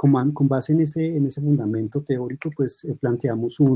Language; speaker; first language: Spanish; native; Spanish